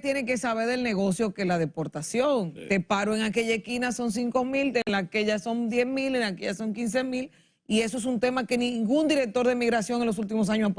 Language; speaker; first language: Spanish; native; Spanish